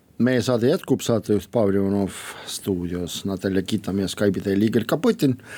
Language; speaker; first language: Estonian; non-native, local second language; Russian